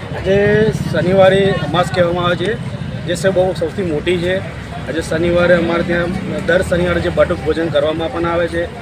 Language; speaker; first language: Gujarati; native; Gujarati